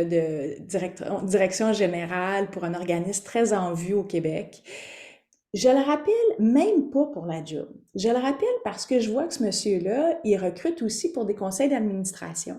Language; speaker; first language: French; native; French